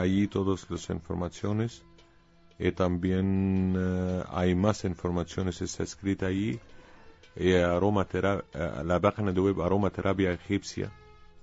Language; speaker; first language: Spanish; non-native, learner; Arabic